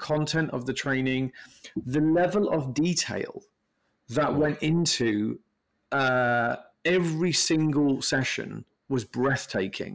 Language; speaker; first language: English; native; English